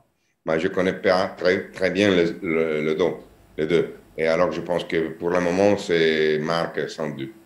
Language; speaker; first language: French; non-native, learner; Italian